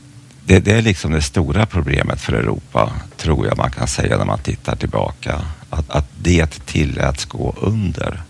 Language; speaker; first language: Swedish; native; Swedish